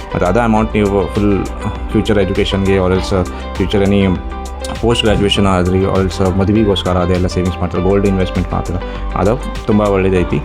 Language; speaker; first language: Kannada; early bilingual, heritage; Kannada